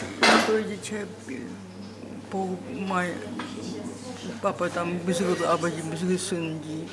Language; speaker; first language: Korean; early bilingual, heritage; Korean